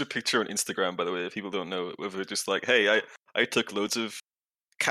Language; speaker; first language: English; native; English